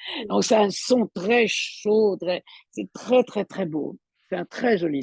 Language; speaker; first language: French; native; French